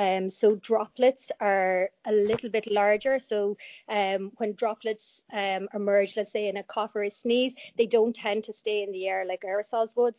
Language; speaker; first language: English; native; English